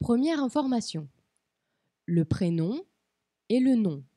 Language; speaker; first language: French; non-native, fluent; Portuguese